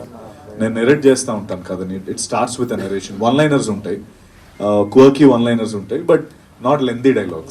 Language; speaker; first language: Telugu; native; Telugu